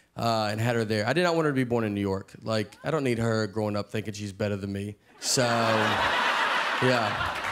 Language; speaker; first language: English; native; English